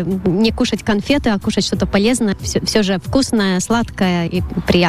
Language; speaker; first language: Russian; non-native, local second language; Latvian